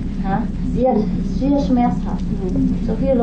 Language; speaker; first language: German; non-native, learner; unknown